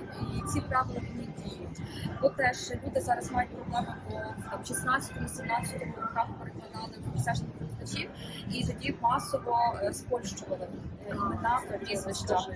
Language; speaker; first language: Ukrainian; native; Ukrainian